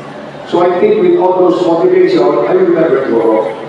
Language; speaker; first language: English; non-native, local second language; Bikol